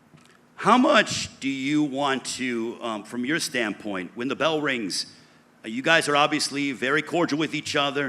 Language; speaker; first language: English; native; English